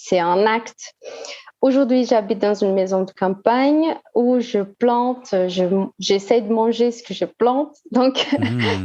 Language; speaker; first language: French; non-native, fluent; Portuguese